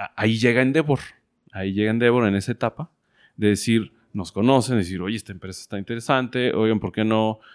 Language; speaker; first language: Spanish; non-native, learner; English